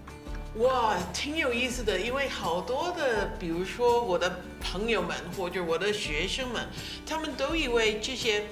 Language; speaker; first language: Chinese; non-native, fluent; English